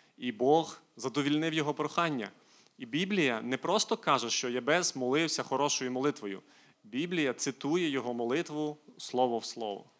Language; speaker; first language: Ukrainian; native; Ukrainian